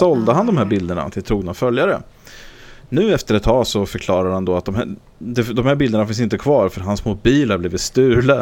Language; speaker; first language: Swedish; native; Swedish